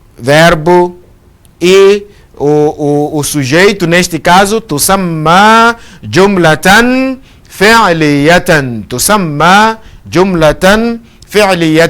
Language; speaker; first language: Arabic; non-native, fluent; Portuguese